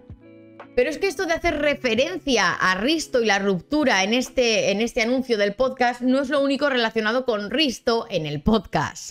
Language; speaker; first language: Spanish; native; Spanish